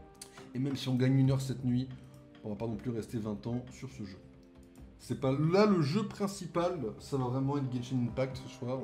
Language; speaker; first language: French; native; French